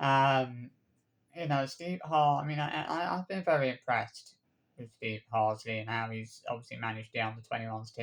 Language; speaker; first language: English; native; English